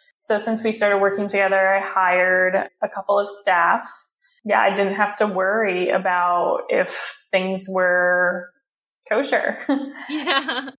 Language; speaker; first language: English; early bilingual, other home language; Hebrew